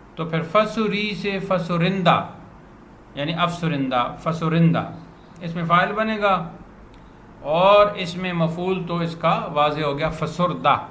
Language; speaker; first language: Urdu; non-native, local second language; Punjabi